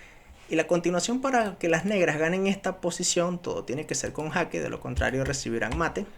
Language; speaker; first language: Spanish; native; Spanish